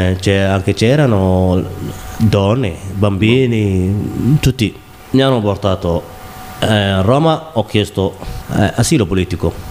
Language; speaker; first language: Italian; non-native, learner; Somali